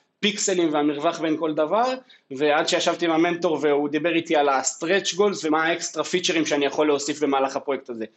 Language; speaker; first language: Hebrew; native; Hebrew